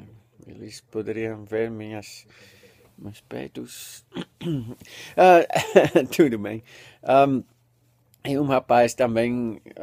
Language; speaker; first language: Portuguese; non-native, learner; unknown